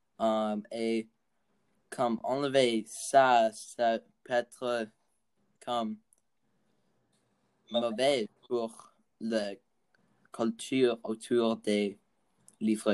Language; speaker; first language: French; non-native, learner; English